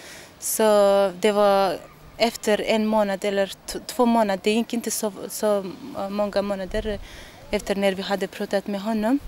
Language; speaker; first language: Swedish; non-native, learner; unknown